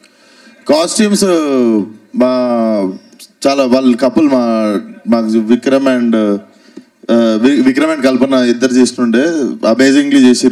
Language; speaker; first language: Telugu; native; Telugu